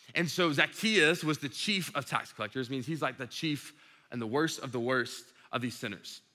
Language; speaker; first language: English; native; English